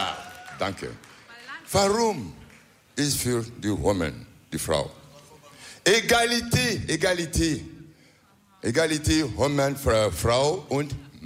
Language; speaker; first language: German; non-native, learner; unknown